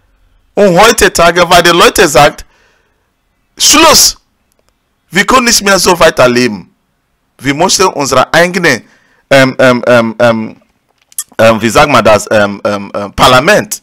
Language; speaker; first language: German; non-native, learner; Igbo